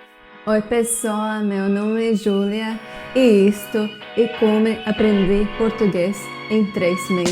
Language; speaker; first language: Portuguese; non-native, learner; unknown